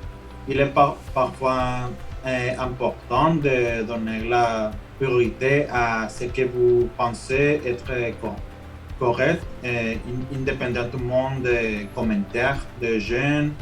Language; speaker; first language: French; non-native, fluent; Spanish